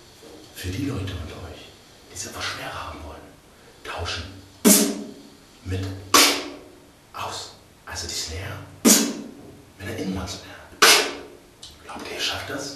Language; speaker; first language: German; native; German